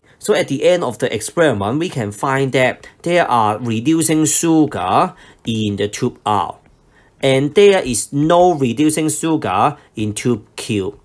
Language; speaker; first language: English; non-native, local second language; Cantonese